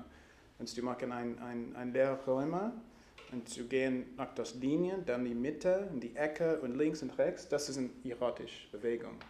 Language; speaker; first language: German; non-native, learner; English